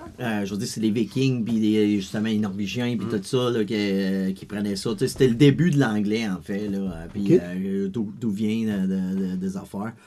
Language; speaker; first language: French; early bilingual, other home language; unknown